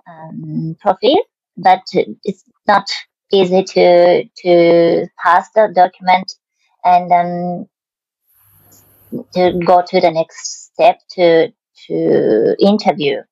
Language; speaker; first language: English; non-native, learner; Japanese